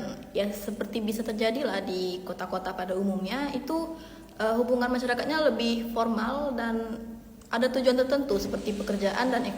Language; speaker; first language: Indonesian; native; Indonesian